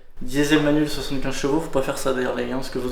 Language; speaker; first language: French; native; French